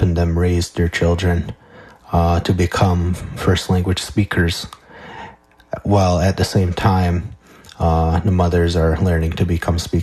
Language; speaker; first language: English; non-native, fluent; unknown